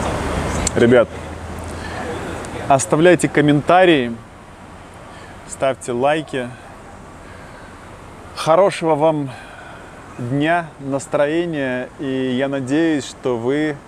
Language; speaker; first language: Russian; native; Russian